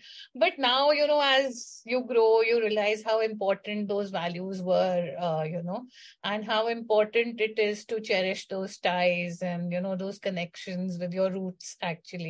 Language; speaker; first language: English; non-native, local second language; Hindi